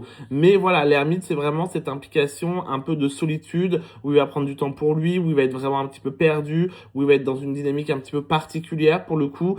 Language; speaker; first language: French; native; French